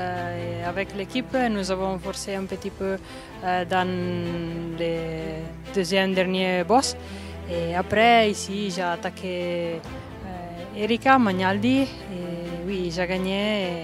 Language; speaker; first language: French; non-native, learner; Italian